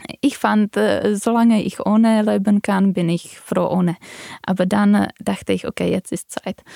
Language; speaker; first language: German; non-native, fluent; Czech